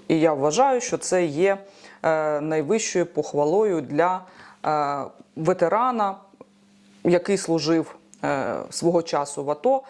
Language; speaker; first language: Ukrainian; native; Ukrainian